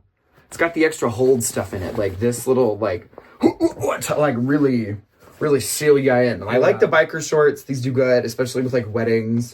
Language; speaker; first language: English; native; English